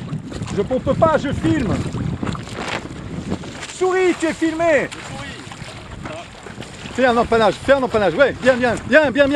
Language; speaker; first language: French; native; French